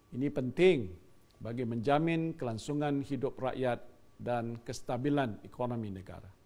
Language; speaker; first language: Malay; native; Malay